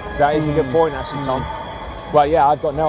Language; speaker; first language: English; native; English